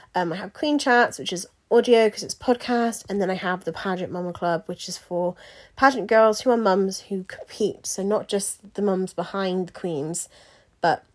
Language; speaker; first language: English; native; English